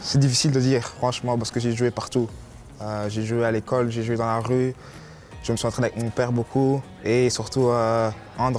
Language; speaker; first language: French; early bilingual, other home language; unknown